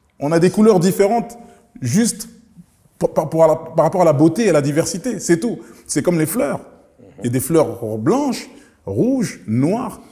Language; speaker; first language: French; early bilingual, other home language; Lingala